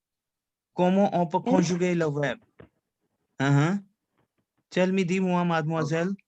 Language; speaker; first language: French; non-native, fluent; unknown